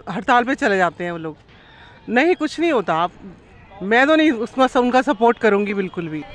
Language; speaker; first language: Hindi; native; Hindi